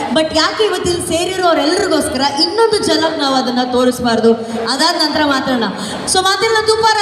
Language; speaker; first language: Kannada; non-native, local second language; Tulu